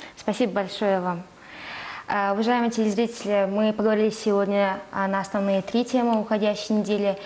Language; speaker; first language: Russian; non-native, fluent; Mongolian